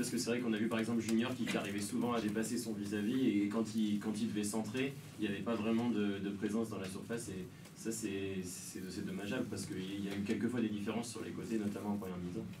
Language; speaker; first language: French; native; French